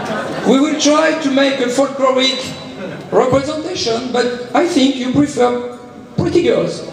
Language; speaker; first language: English; non-native, learner; French